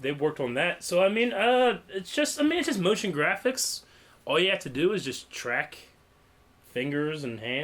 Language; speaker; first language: English; native; English